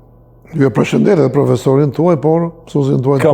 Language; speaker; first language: Albanian; native; Albanian